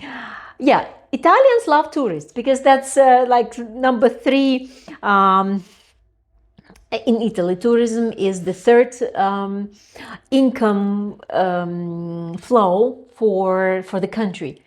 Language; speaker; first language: English; non-native, fluent; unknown